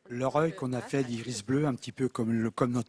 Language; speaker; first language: French; native; French